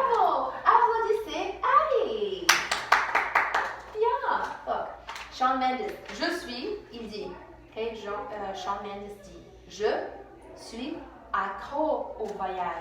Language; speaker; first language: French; non-native, fluent; English